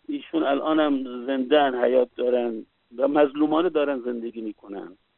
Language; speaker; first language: Persian; native; Persian